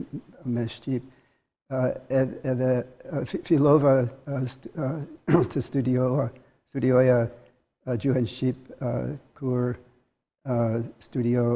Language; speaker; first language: Albanian; non-native, learner; English